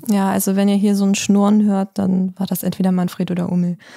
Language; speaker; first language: German; native; German